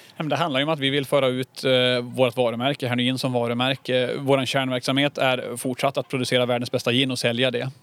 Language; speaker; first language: Swedish; native; Swedish